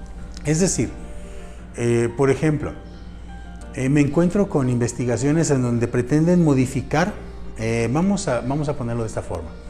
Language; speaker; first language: Spanish; native; Spanish